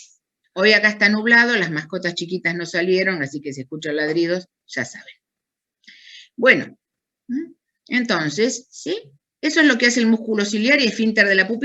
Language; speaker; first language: Spanish; native; Spanish